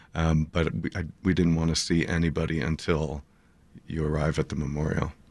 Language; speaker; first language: English; native; English